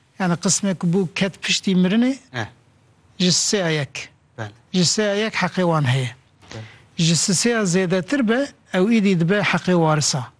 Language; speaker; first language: Kurdish; native; Kurdish